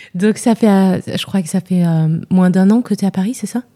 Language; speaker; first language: French; native; French